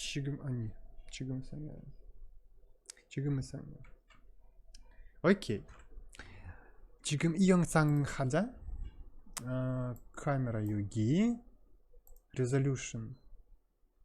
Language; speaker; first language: Korean; non-native, learner; Russian